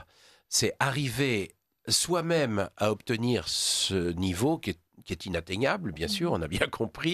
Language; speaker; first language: French; native; French